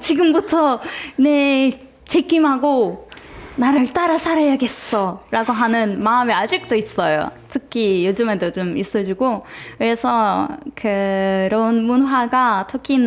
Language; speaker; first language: Korean; non-native, fluent; Turkish